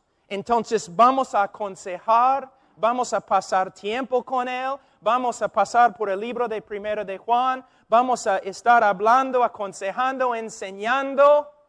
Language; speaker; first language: Spanish; non-native, fluent; English